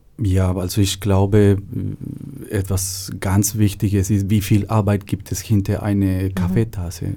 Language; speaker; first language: German; non-native, fluent; Spanish